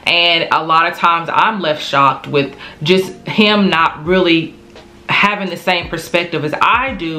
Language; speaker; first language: English; native; English